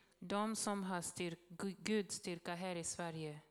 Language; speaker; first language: Swedish; non-native, learner; Swahili